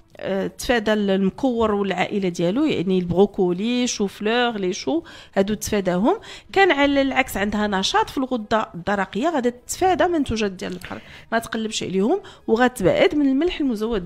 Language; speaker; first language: Arabic; native; Arabic